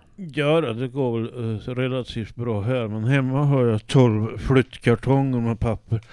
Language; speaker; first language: Swedish; native; Swedish